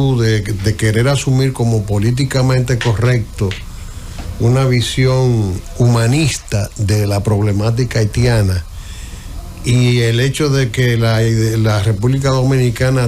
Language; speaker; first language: Spanish; native; Spanish